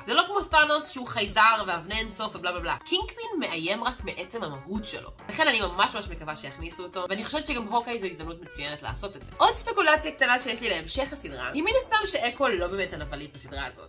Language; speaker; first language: Hebrew; native; Hebrew